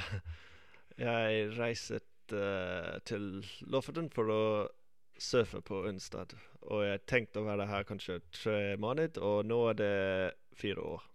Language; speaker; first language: Norwegian; non-native, fluent; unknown